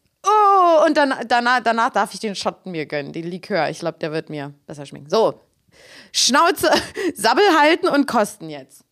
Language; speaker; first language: German; native; German